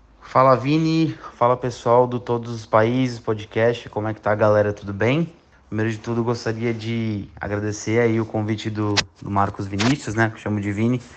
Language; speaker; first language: Portuguese; native; Portuguese